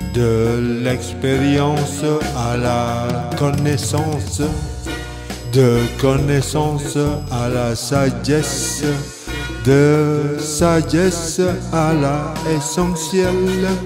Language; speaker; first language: French; non-native, fluent; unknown